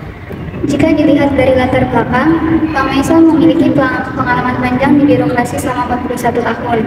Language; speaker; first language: Indonesian; native; Indonesian